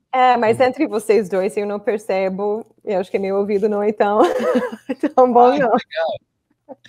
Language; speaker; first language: Portuguese; non-native, fluent; English